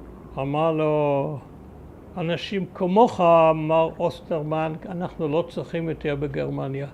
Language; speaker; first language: Hebrew; early bilingual, other home language; German